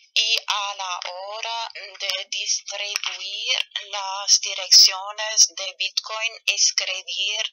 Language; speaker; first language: Spanish; non-native, fluent; German